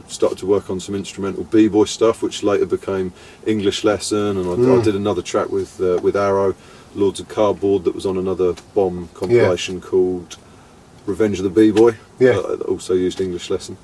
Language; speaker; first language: English; native; English